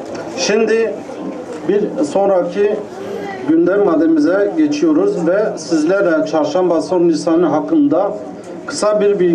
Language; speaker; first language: Turkish; non-native, local second language; Kurdish